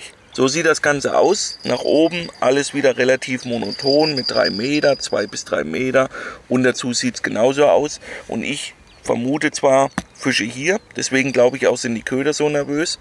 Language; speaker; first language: German; native; German